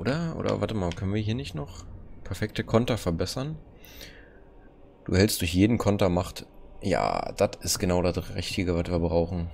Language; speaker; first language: German; native; German